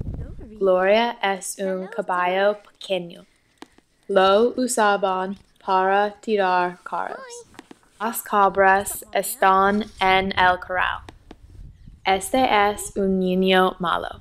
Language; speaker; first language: Spanish; non-native, learner; English